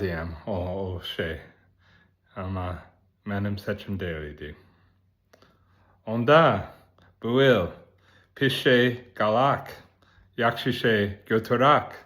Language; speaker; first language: Turkish; non-native, learner; Azerbaijani